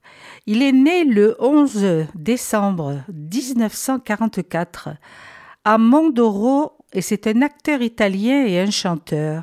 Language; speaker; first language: French; native; French